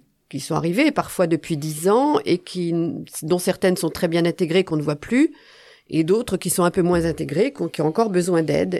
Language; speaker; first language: French; native; French